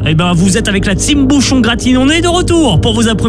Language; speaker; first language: French; native; French